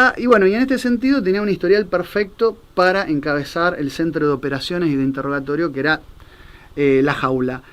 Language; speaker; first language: Spanish; native; Spanish